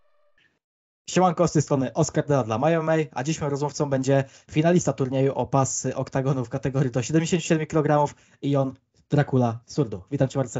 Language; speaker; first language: Polish; native; Polish